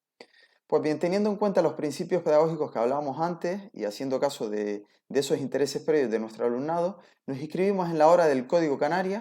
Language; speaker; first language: Spanish; native; Spanish